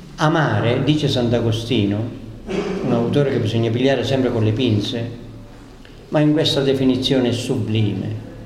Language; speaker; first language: Italian; native; Italian